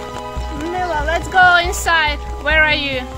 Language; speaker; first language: English; non-native, learner; Russian